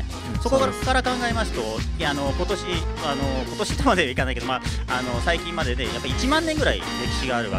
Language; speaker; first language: Japanese; native; Japanese